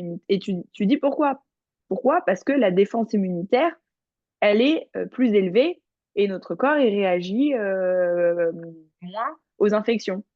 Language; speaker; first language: French; native; French